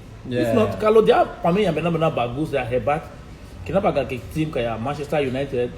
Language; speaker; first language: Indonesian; non-native, fluent; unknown